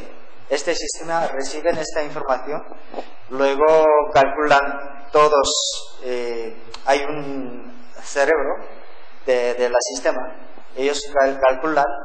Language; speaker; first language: Spanish; non-native, learner; Korean